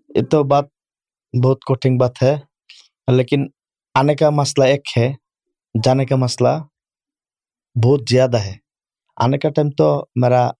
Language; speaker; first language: Urdu; non-native, learner; Bangla